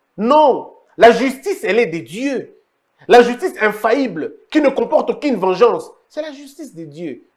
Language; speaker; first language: French; non-native, local second language; Lingala